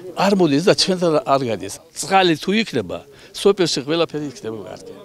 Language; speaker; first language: Georgian; non-native, local second language; Azerbaijani